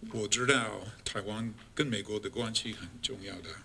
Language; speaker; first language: Chinese; non-native, fluent; English